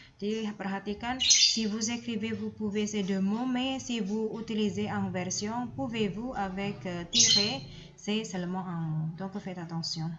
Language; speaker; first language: French; non-native, fluent; Indonesian